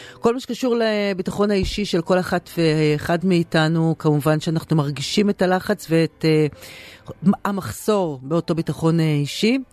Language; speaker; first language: Hebrew; native; Hebrew